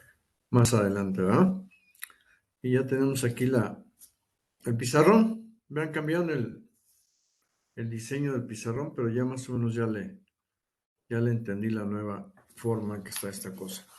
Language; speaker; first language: Spanish; native; Spanish